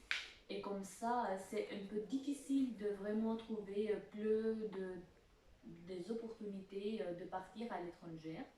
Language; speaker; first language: French; non-native, fluent; Albanian